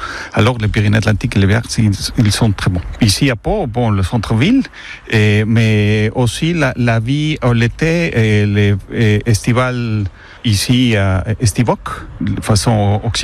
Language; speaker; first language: French; non-native, fluent; Spanish